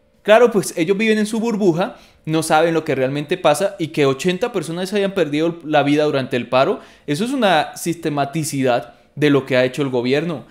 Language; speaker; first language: Spanish; native; Spanish